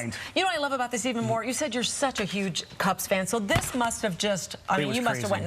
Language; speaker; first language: English; native; English